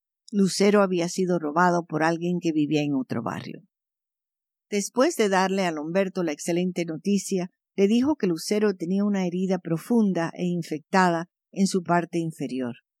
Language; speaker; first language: Spanish; early bilingual, heritage; Spanish